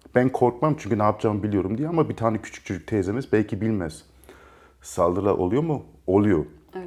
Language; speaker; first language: Turkish; early bilingual, heritage; Turkish